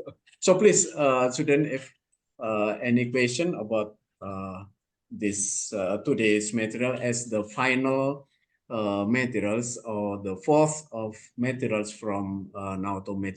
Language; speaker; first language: English; non-native, learner; Indonesian